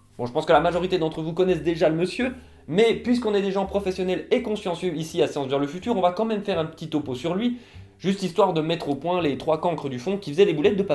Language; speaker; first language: French; native; French